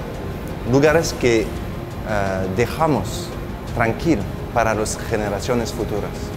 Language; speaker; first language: Spanish; non-native, fluent; French